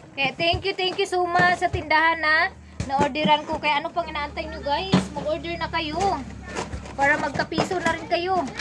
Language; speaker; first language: Filipino; non-native, local second language; Cebuano